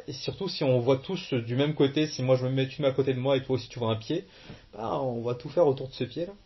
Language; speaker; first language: French; early bilingual, other home language; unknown